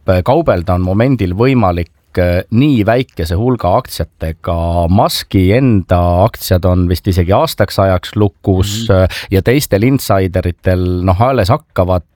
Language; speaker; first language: Estonian; native; Estonian